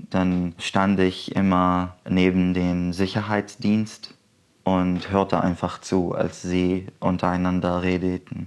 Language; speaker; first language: German; non-native, fluent; Arabic